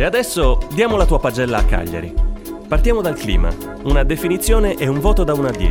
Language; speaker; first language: Italian; native; Italian